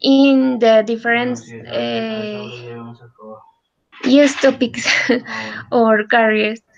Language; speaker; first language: English; non-native, learner; Spanish